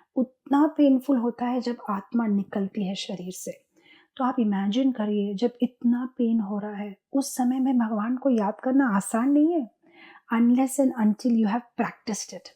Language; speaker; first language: Hindi; non-native, local second language; Gujarati